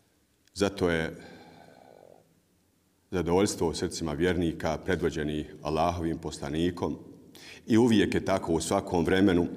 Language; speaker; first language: Bosnian; native; Bosnian